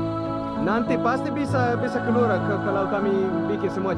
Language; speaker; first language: Indonesian; non-native, learner; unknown